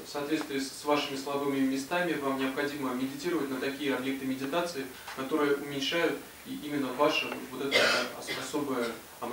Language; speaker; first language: Russian; native; Russian